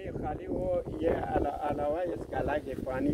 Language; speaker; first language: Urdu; non-native, learner; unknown